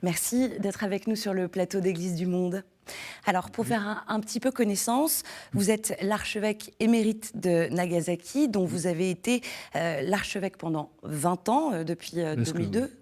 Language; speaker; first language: French; native; French